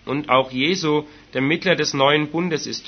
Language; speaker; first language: German; native; German